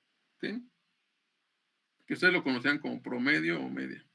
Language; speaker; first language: Spanish; native; Spanish